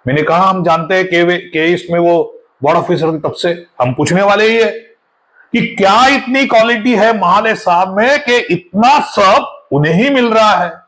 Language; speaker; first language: Hindi; non-native, local second language; Marathi